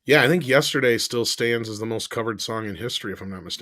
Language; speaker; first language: English; native; English